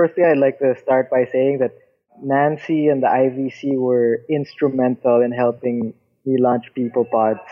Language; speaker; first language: English; non-native, local second language; Filipino